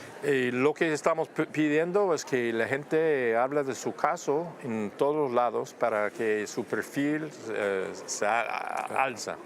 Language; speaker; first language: Spanish; non-native, fluent; English